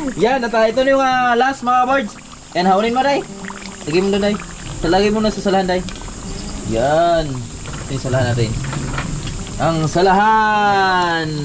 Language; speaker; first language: Filipino; non-native, local second language; Cebuano